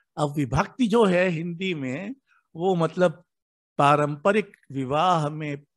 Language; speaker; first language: Hindi; native; Hindi